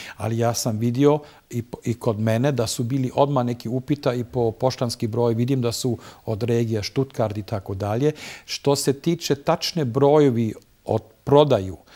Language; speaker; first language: Bosnian; non-native, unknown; German